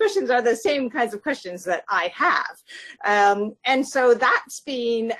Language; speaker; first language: English; native; English